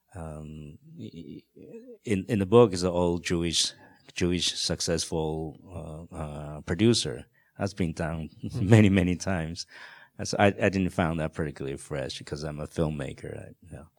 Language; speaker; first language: English; non-native, fluent; Chinese